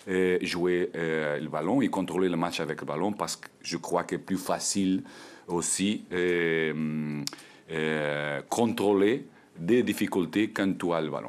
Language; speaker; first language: French; non-native, learner; Portuguese